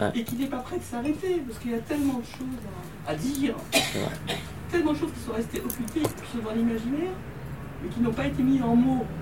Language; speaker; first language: French; native; French